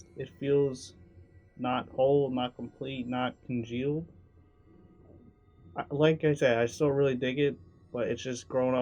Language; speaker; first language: English; native; English